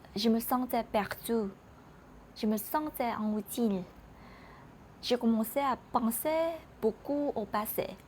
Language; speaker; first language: French; non-native, learner; Vietnamese